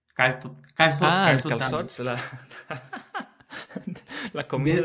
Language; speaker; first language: Spanish; non-native, learner; Korean